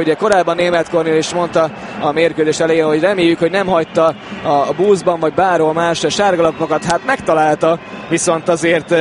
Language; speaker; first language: Hungarian; native; Hungarian